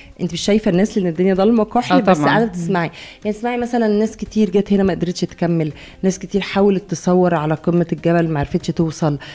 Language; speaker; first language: Arabic; native; Arabic